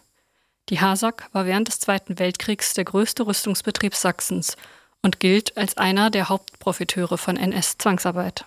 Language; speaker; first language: German; native; German